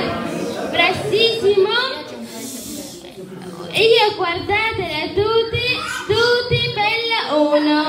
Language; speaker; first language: Italian; non-native, learner; Arabic